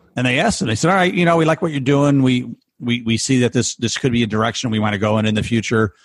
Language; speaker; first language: English; native; English